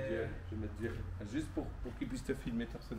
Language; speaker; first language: French; native; French